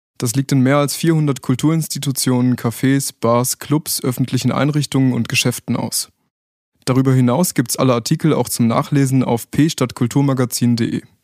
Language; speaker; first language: German; native; German